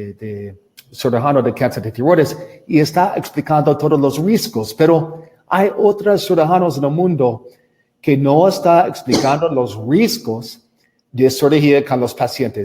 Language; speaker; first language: Spanish; non-native, learner; English